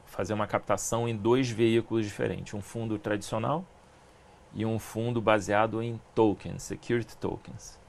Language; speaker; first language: Portuguese; native; Portuguese